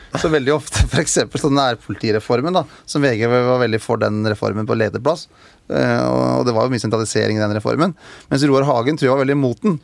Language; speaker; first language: Norwegian; native; Norwegian